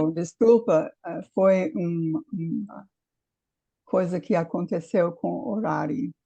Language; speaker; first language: Portuguese; non-native, fluent; English